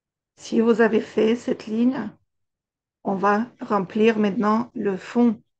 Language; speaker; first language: French; non-native, fluent; Russian